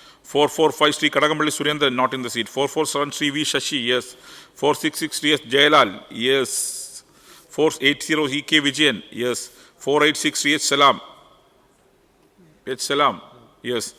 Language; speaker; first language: English; non-native, local second language; Malayalam